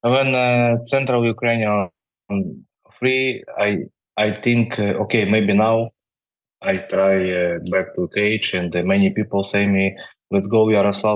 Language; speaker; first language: English; non-native, learner; Ukrainian